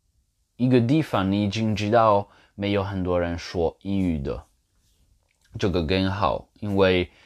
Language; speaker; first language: Chinese; non-native, learner; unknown